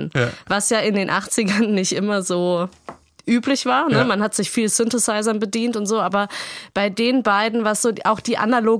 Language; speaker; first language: German; native; German